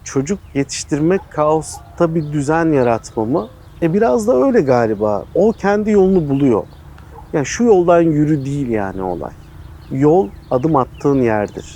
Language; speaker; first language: Turkish; native; Turkish